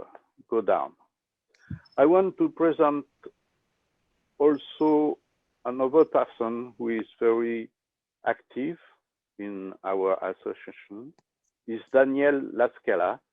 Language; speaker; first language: English; non-native, learner; French